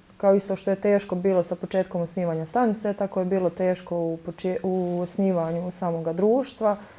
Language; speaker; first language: Bosnian; native; Bosnian